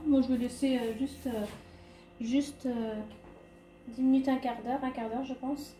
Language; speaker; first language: French; native; French